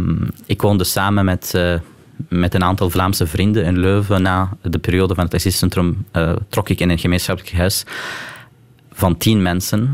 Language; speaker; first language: Dutch; non-native, local second language; Arabic